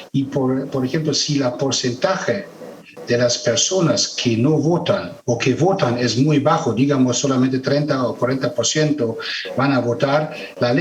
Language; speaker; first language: Spanish; non-native, fluent; German